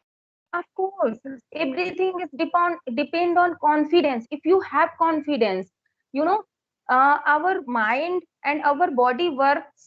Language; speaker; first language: English; non-native, local second language; Hindi